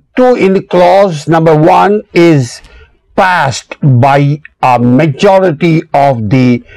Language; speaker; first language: English; non-native, local second language; Urdu